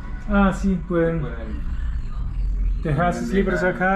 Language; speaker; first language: Spanish; non-native, learner; German